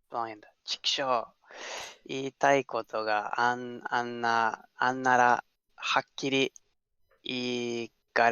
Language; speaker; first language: Japanese; non-native, learner; English